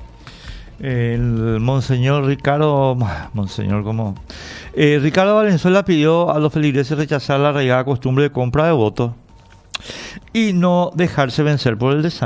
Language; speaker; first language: Spanish; native; Spanish